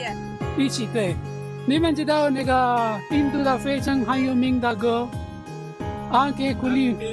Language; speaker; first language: Chinese; non-native, learner; Hindi